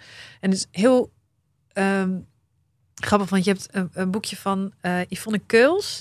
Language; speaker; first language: Dutch; native; Dutch